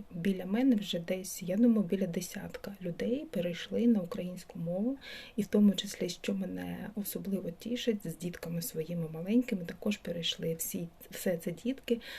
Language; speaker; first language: Ukrainian; non-native, local second language; Russian